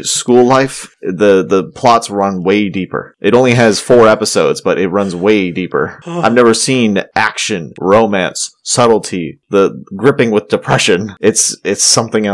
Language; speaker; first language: English; native; English